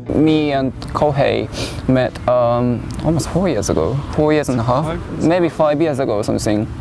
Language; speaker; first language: English; non-native, learner; Japanese